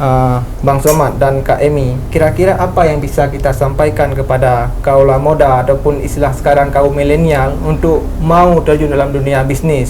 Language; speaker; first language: Indonesian; native; Indonesian